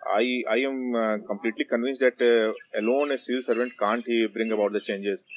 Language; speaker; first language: English; non-native, local second language; Hindi